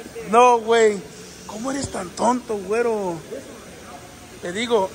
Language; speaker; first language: Spanish; early bilingual, heritage; Spanish